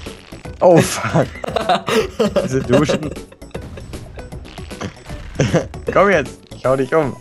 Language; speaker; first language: German; native; German